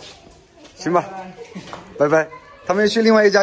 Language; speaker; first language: Chinese; native; Chinese